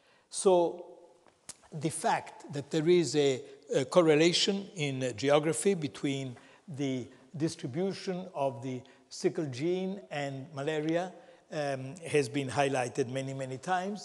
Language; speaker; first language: English; non-native, fluent; Italian